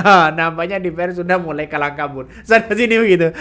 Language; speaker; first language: Indonesian; native; Indonesian